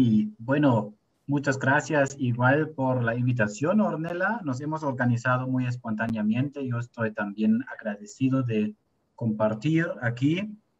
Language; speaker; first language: Spanish; non-native, fluent; German